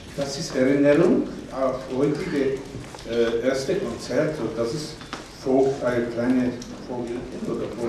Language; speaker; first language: German; non-native, learner; Slovak